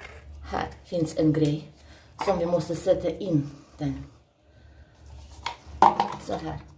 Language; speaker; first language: Swedish; non-native, learner; Russian